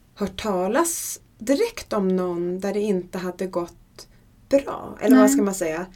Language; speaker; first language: Swedish; native; Swedish